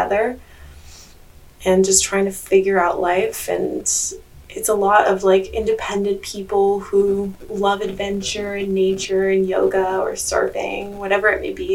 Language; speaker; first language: English; native; English